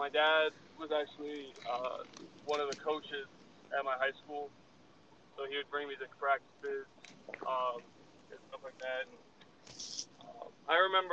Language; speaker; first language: English; native; English